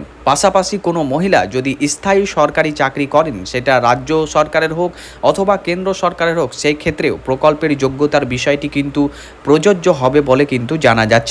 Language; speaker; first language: Bangla; native; Bangla